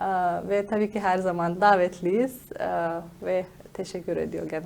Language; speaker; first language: Turkish; non-native, fluent; Slovenian